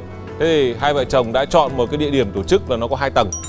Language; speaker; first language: Vietnamese; native; Vietnamese